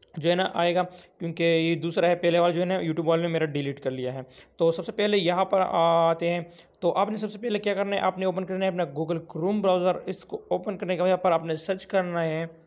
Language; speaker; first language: Urdu; non-native, local second language; Pashto